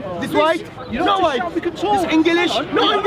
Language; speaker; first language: English; non-native, learner; Arabic